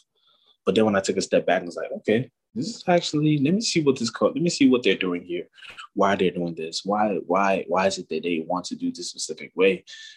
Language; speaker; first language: English; native; English